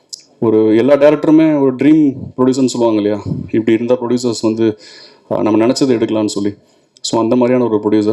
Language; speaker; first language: Tamil; native; Tamil